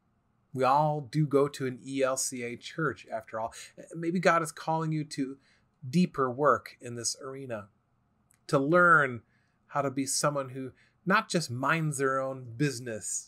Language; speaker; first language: English; native; English